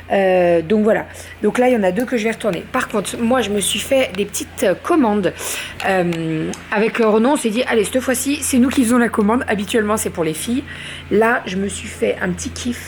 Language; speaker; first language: French; native; French